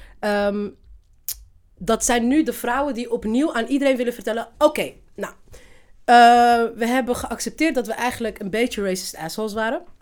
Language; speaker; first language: Dutch; early bilingual, other home language; Riffian